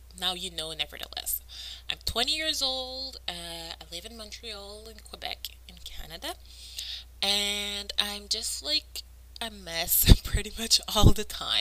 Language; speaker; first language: English; non-native, fluent; French